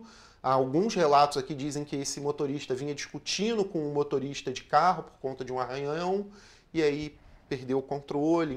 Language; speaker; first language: Portuguese; native; Portuguese